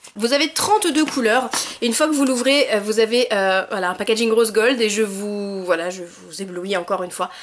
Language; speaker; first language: French; native; French